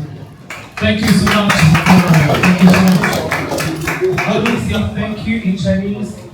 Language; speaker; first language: English; non-native, fluent; Chinese